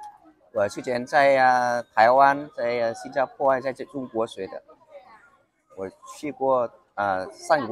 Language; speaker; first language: Chinese; non-native, fluent; Vietnamese